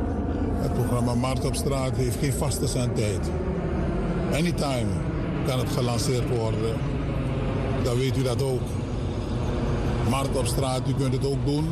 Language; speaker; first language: Dutch; native; Dutch